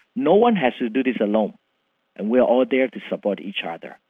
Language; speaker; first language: English; non-native, fluent; Vietnamese